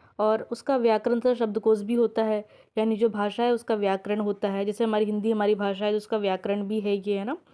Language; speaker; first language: Hindi; native; Hindi